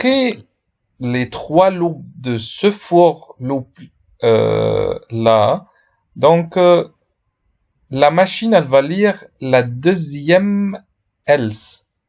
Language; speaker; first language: French; non-native, fluent; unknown